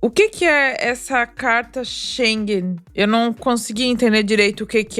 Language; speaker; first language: Portuguese; native; Portuguese